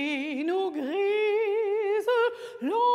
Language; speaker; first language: French; native; French